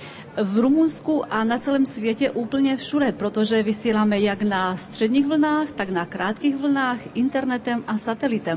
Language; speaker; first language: Czech; early bilingual, heritage; Czech